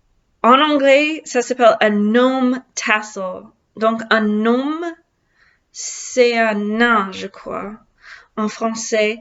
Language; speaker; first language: French; non-native, learner; English